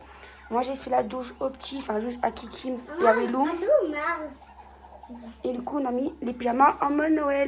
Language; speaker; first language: French; native; French